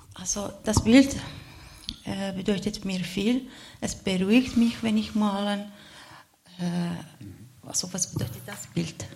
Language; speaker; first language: German; non-native, learner; Arabic